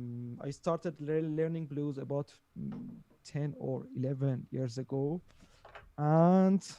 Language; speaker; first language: English; non-native, learner; Persian